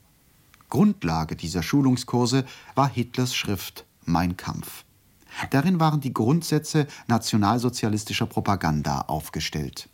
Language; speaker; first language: German; native; German